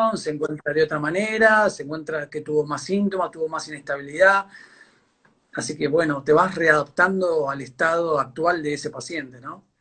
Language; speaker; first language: Spanish; native; Spanish